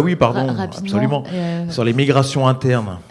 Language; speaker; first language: French; native; French